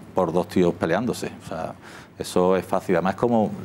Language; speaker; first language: Spanish; native; Spanish